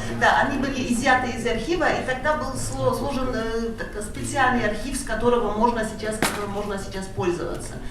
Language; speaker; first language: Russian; non-native, fluent; Polish